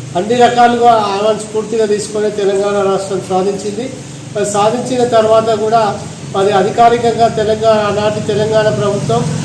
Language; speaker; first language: Telugu; native; Telugu